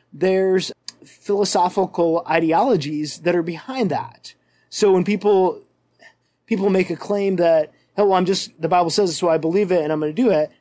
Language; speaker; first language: English; native; English